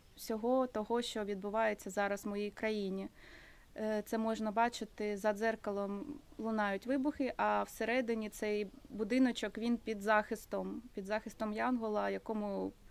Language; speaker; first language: Ukrainian; native; Ukrainian